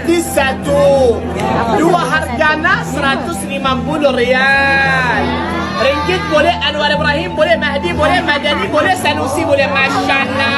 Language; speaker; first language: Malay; non-native, learner; Arabic